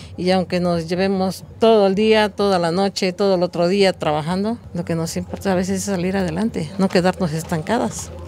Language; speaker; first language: Spanish; native; Spanish